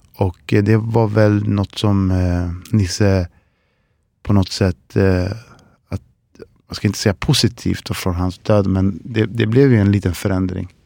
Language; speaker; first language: Swedish; early bilingual, other home language; Spanish